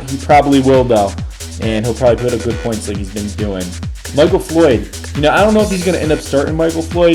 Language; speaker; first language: English; native; English